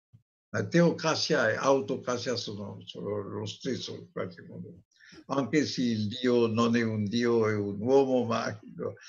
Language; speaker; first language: Italian; non-native, fluent; French